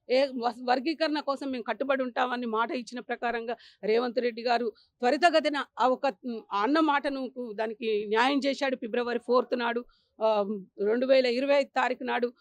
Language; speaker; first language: Telugu; native; Telugu